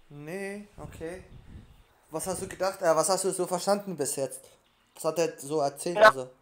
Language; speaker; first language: German; early bilingual, other home language; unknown